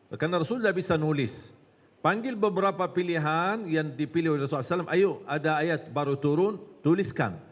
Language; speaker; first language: Malay; non-native, fluent; Arabic